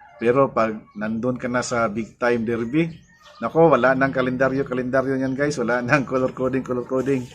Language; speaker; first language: Filipino; non-native, local second language; Cebuano